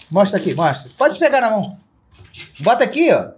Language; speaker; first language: Portuguese; native; Portuguese